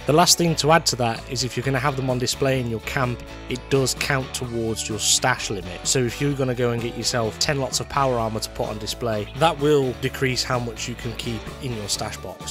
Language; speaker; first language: English; native; English